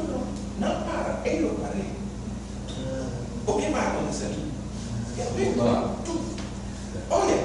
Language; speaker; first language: Portuguese; non-native, fluent; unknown